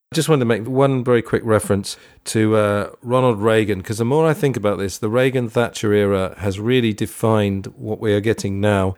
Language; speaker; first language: English; native; English